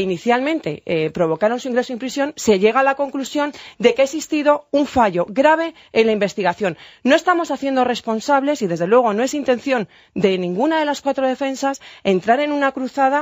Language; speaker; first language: Spanish; native; Spanish